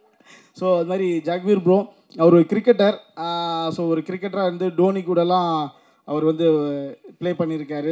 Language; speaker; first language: Tamil; native; Tamil